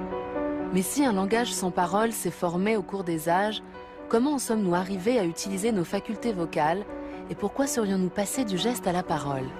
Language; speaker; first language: French; native; French